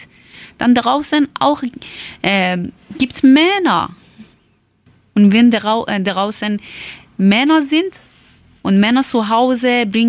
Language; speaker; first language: German; non-native, learner; Persian